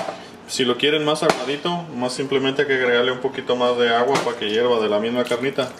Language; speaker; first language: Spanish; native; Spanish